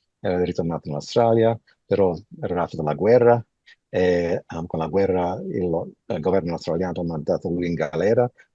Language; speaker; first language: Italian; early bilingual, heritage; Italian